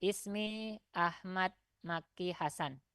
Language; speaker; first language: Arabic; non-native, fluent; Indonesian